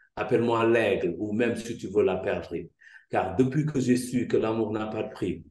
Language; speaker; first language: French; non-native, local second language; Wolof